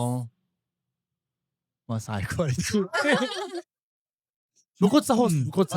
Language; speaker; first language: Filipino; non-native, learner; Japanese